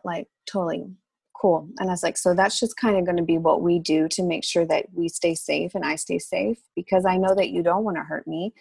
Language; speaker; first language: English; native; English